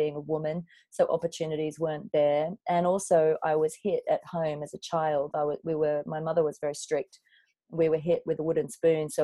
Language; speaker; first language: English; native; English